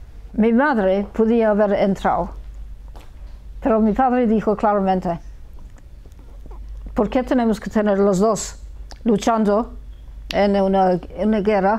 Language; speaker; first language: Spanish; early bilingual, heritage; Spanish